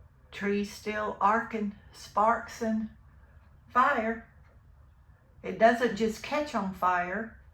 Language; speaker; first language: English; native; English